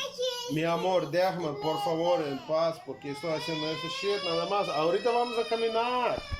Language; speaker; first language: Spanish; native; Spanish